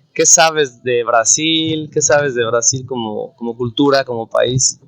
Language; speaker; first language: Spanish; non-native, fluent; Portuguese